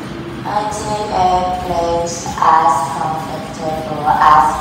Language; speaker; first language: English; non-native, learner; Vietnamese